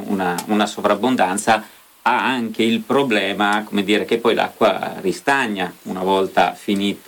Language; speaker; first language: Italian; native; Italian